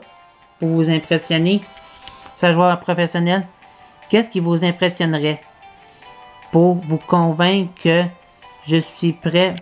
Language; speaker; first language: French; native; French